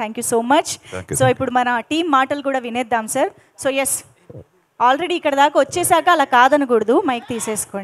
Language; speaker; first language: Telugu; native; Telugu